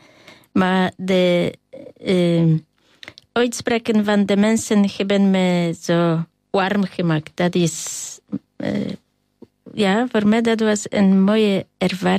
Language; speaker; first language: Dutch; non-native, learner; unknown